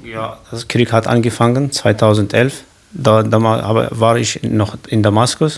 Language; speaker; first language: German; non-native, learner; Kurdish